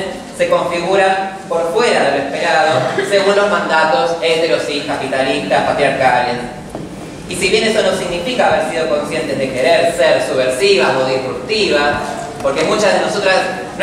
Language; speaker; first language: Spanish; native; Spanish